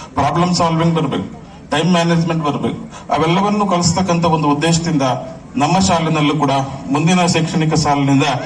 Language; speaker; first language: Kannada; native; Kannada